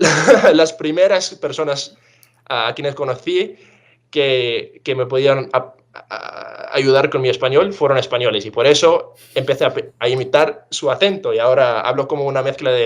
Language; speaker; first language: Spanish; non-native, fluent; English